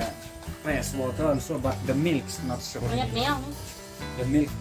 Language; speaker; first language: English; non-native, fluent; Indonesian